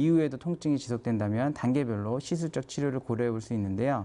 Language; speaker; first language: Korean; native; Korean